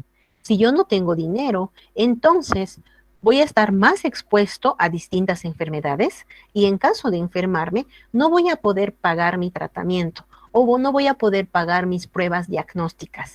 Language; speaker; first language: Spanish; native; Spanish